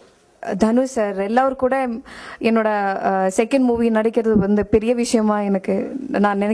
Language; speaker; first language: Tamil; non-native, fluent; Malayalam